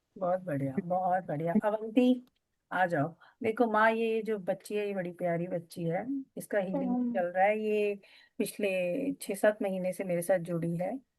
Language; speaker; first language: Hindi; native; Hindi